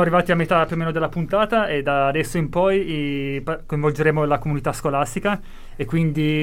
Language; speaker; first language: Italian; native; Italian